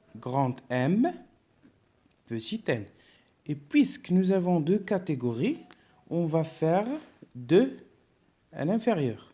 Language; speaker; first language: French; non-native, local second language; Arabic